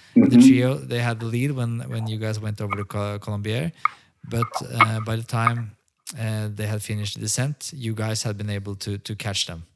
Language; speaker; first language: English; non-native, fluent; Norwegian